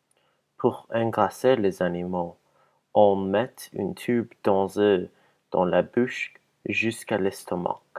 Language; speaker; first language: French; non-native, learner; English